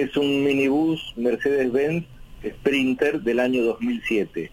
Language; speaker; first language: Spanish; native; Spanish